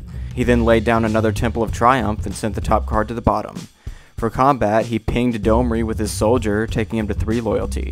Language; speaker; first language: English; native; English